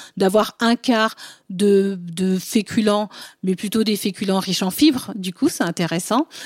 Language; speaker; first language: French; early bilingual, other home language; Bambara